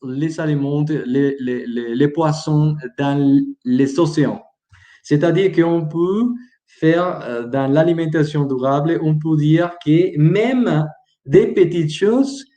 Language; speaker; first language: French; non-native, learner; Spanish